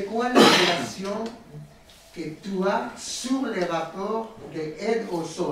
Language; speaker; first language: French; non-native, fluent; Spanish